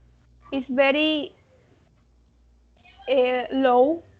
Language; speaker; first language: English; non-native, learner; Spanish